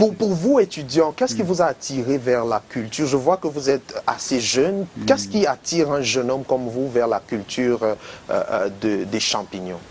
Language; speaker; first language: French; non-native, local second language; English